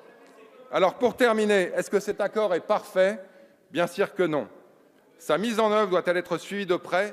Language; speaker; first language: French; native; French